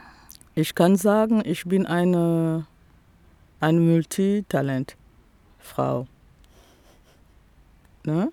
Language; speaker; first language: German; non-native, fluent; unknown